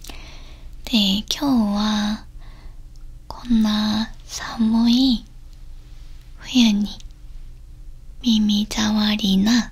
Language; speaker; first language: Japanese; non-native, learner; Korean